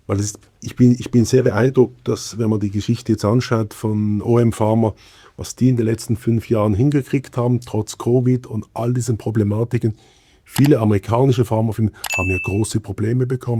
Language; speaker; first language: German; native; German